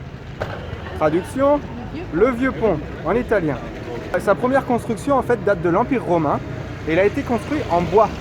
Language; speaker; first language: French; native; French